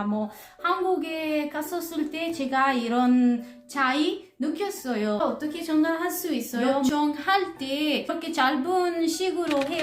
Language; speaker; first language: Korean; non-native, learner; Italian